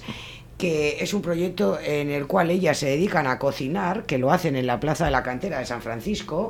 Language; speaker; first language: Spanish; native; Spanish